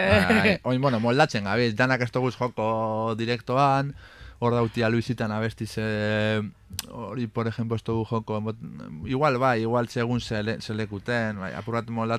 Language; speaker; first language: Basque; native; Basque